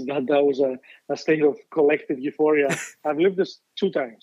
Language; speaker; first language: English; non-native, fluent; Greek